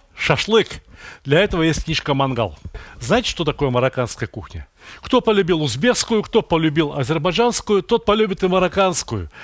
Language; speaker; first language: Russian; native; Russian